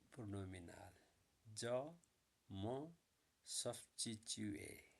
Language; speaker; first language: French; non-native, learner; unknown